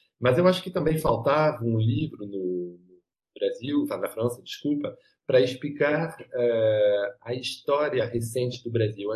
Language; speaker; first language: Portuguese; non-native, fluent; French